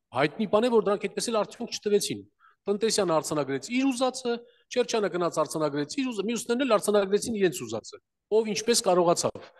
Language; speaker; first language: Armenian; native; Armenian